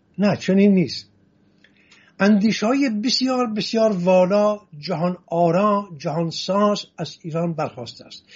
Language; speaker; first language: Persian; non-native, local second language; Assyrian Neo-Aramaic